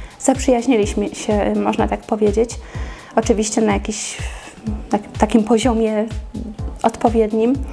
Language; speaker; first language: Polish; native; Polish